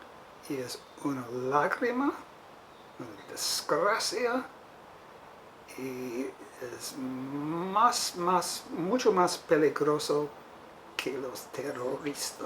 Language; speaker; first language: Spanish; non-native, fluent; English